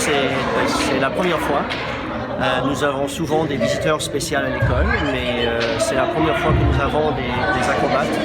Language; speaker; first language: French; non-native, local second language; English